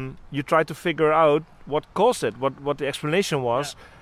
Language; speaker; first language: English; non-native, fluent; Dutch